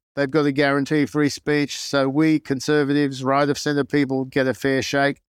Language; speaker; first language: English; non-native, local second language; Greek